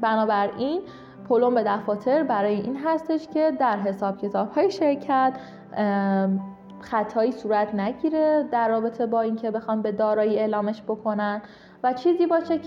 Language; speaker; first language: Persian; native; Persian